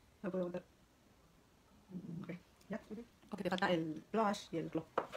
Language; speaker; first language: Spanish; native; Spanish